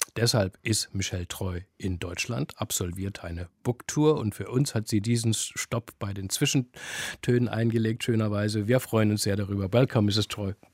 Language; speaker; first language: German; native; German